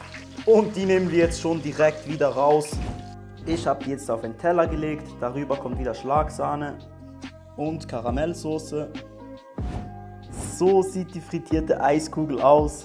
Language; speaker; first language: German; native; German